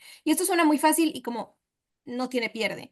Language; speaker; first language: Spanish; native; Spanish